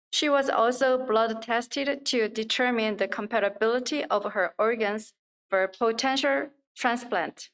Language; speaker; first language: English; non-native, fluent; Korean